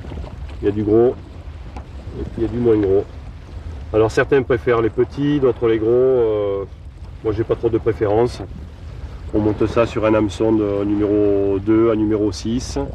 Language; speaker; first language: French; native; French